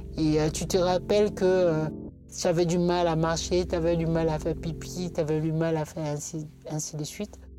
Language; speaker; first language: French; non-native, local second language; Bambara